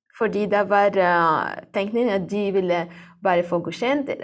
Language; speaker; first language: Norwegian; non-native, learner; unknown